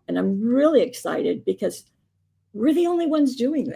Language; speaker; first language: English; native; English